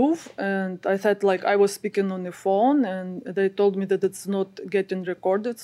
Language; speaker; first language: English; non-native, learner; Ukrainian